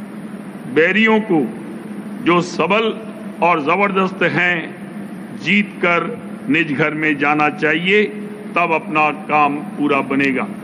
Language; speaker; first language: Hindi; native; Hindi